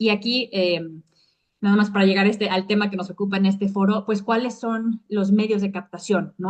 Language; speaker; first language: Spanish; native; Spanish